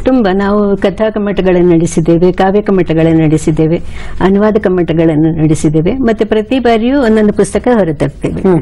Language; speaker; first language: Kannada; native; Kannada